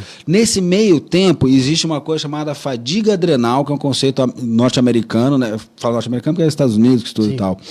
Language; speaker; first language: Portuguese; native; Portuguese